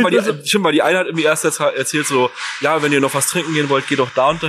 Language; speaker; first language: German; native; German